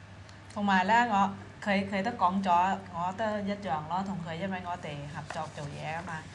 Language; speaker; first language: Cantonese; non-native, fluent; Thai